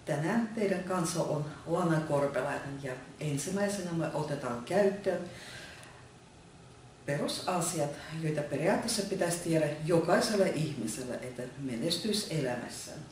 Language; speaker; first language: Finnish; non-native, fluent; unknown